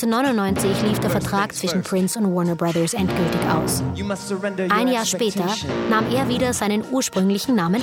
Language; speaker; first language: German; native; German